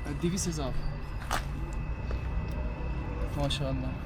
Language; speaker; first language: Arabic; native; Arabic